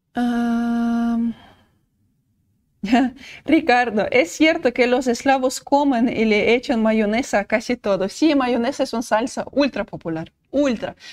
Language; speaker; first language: Spanish; non-native, fluent; Russian